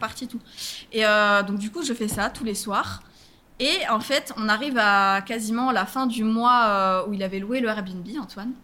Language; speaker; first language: French; native; French